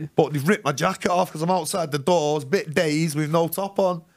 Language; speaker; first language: English; native; English